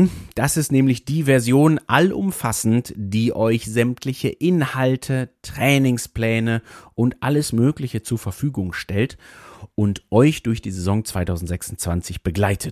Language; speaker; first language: German; native; German